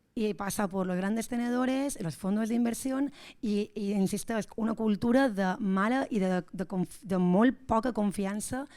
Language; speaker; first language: Spanish; non-native, local second language; Catalan